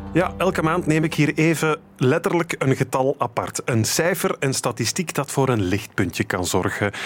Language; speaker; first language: Dutch; native; Dutch